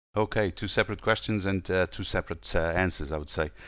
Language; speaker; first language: English; non-native, fluent; Portuguese